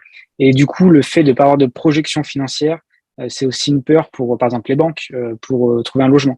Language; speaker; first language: French; native; French